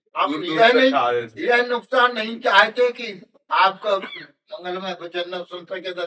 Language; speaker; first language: Hindi; native; Hindi